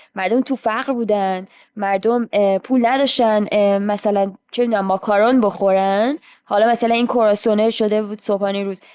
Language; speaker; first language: Persian; native; Persian